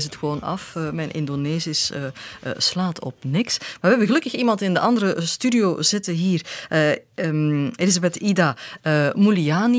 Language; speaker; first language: Dutch; native; Dutch